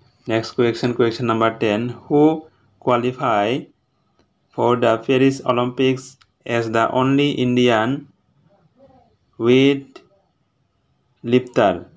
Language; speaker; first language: English; non-native, local second language; Bangla